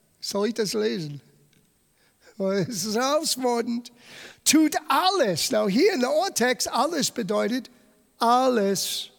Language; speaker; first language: German; non-native, fluent; English